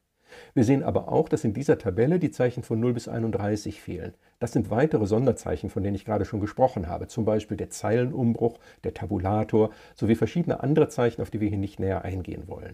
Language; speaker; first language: German; native; German